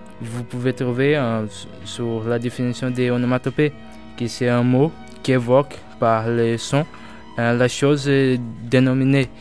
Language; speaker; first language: French; non-native, learner; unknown